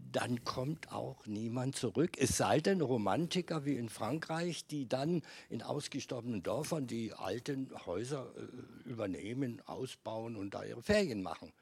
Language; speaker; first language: German; non-native, fluent; Bosnian